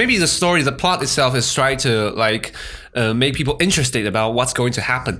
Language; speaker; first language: English; non-native, fluent; Chinese